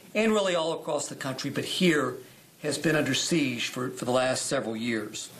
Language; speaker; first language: English; native; English